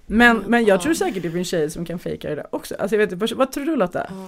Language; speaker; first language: Swedish; early bilingual, other home language; Russian